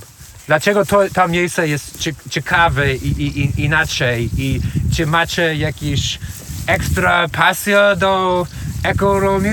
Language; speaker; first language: Polish; non-native, learner; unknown